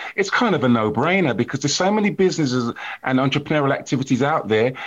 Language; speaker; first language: English; native; English